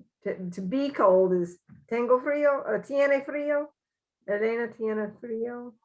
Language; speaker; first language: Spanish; non-native, learner; English